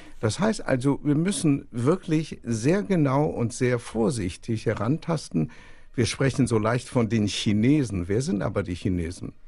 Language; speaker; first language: German; non-native, fluent; Chinese